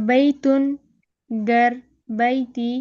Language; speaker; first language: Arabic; non-native, learner; Urdu